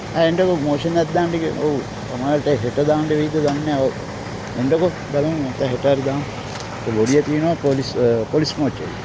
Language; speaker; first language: Sinhala; non-native, local second language; Tamil